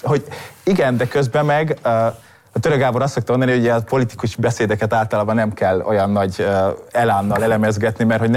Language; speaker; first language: Hungarian; native; Hungarian